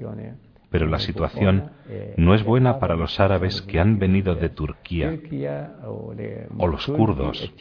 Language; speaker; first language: Spanish; non-native, fluent; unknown